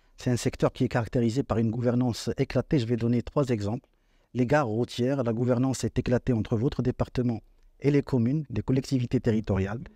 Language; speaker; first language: French; non-native, local second language; Arabic